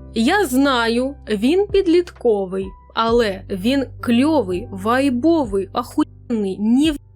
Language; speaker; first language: Ukrainian; non-native, local second language; Russian